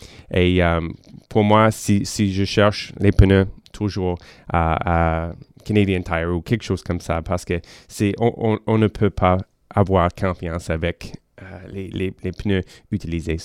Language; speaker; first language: French; non-native, local second language; English